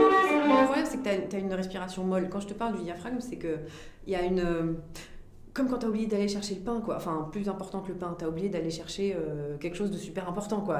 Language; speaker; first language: French; native; French